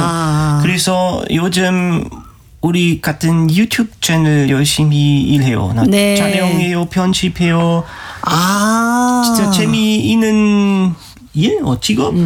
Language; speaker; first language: Korean; non-native, learner; German